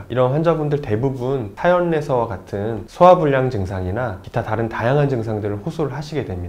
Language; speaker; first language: Korean; native; Korean